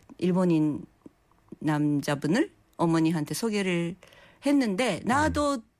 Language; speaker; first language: Korean; early bilingual, heritage; Japanese